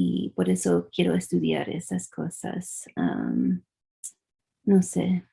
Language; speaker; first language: Spanish; early bilingual, heritage; English